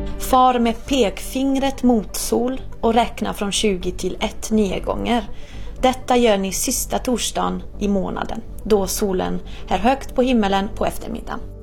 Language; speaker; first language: Swedish; non-native, fluent; Italian